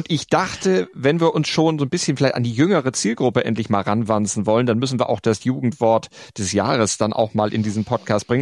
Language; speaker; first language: German; native; German